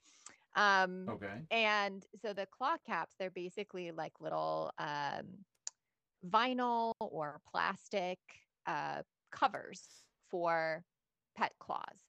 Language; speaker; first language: English; non-native, fluent; Bosnian